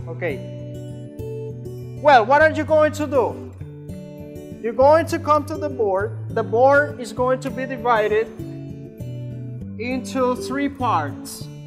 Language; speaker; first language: English; non-native, fluent; Spanish